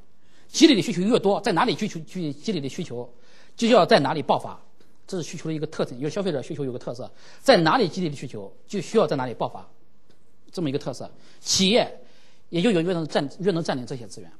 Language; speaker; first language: Chinese; native; Chinese